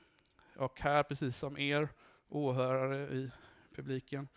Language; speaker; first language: Swedish; native; Swedish